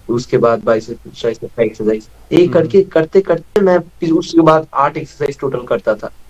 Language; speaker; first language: Hindi; non-native, local second language; Bangla